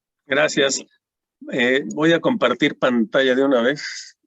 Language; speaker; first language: Spanish; native; Spanish